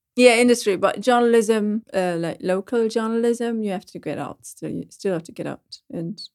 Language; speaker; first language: English; non-native, fluent; German